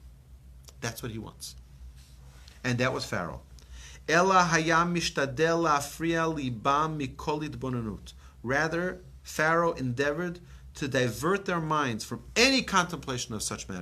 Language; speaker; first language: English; native; English